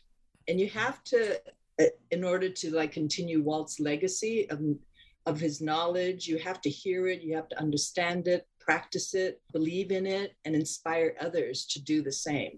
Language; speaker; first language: English; non-native, local second language; Cantonese